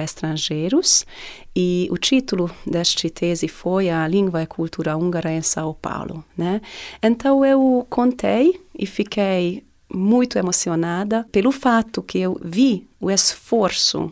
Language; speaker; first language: Portuguese; non-native, fluent; Hungarian